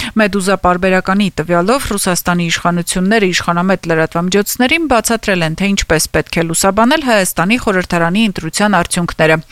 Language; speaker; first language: Armenian; native; Armenian